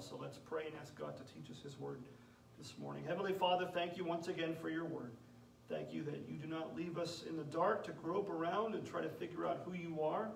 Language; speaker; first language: English; native; English